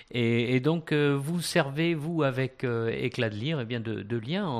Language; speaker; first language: French; native; French